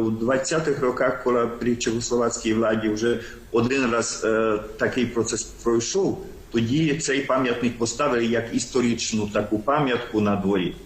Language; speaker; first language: Ukrainian; non-native, local second language; Hungarian